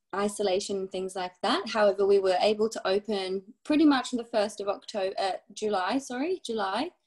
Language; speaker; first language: English; native; English